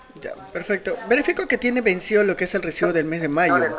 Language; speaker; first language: Spanish; native; Spanish